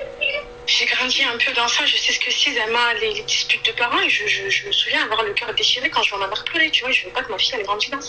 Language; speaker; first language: French; early bilingual, other home language; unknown